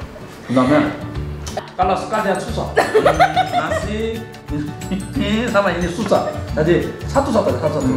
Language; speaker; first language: Indonesian; non-native, learner; Korean